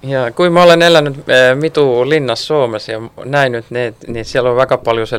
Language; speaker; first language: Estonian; non-native, learner; Finnish